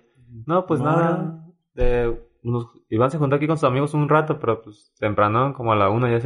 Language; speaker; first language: Spanish; native; Spanish